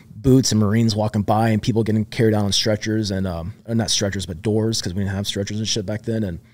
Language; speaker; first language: English; native; English